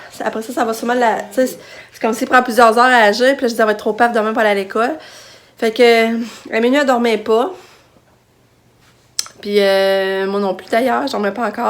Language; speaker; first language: French; native; French